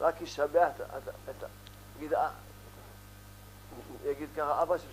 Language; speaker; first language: Hebrew; early bilingual, other home language; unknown